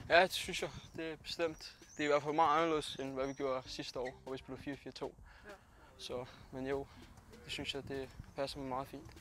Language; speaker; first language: Danish; early bilingual, other home language; Punjabi